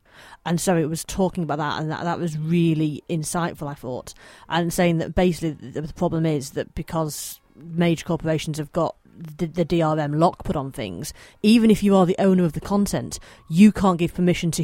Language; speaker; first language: English; native; English